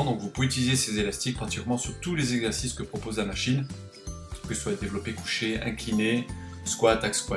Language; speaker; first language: French; native; French